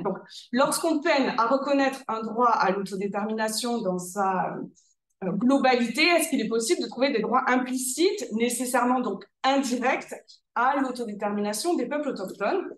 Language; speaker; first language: French; native; French